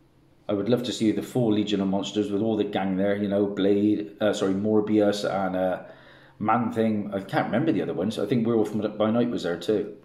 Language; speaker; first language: English; native; English